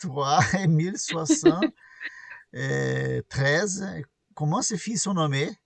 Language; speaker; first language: French; non-native, learner; Portuguese